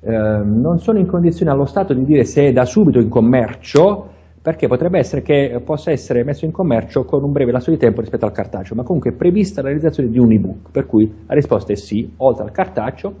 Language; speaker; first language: Italian; native; Italian